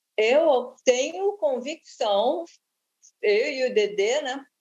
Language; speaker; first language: Portuguese; native; Portuguese